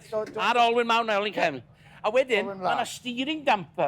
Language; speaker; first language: Welsh; native; Welsh